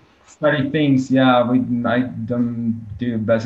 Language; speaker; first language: English; non-native, fluent; Italian